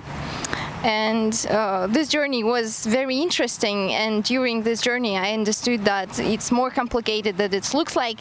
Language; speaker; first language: English; non-native, fluent; Kazakh